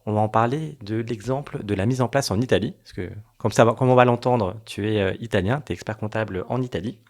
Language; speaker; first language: French; native; French